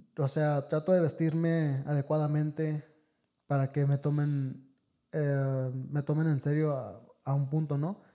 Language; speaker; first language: Spanish; early bilingual, heritage; Spanish